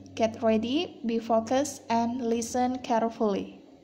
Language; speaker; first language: English; non-native, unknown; Indonesian